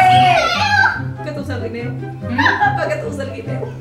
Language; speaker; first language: Spanish; native; Spanish